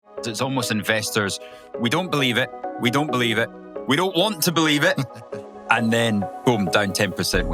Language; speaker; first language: English; native; English